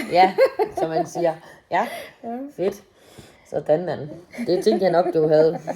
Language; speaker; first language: Danish; native; Danish